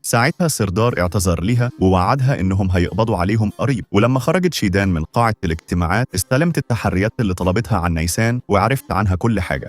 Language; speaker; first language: Arabic; native; Arabic